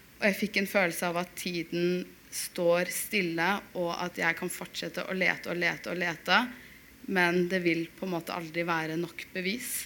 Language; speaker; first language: Norwegian; early bilingual, other home language; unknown